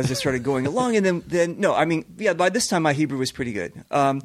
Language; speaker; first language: English; native; English